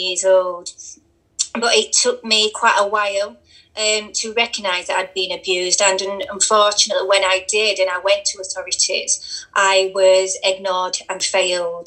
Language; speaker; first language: English; native; English